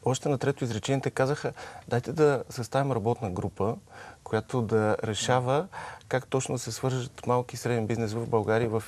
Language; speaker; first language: Bulgarian; native; Bulgarian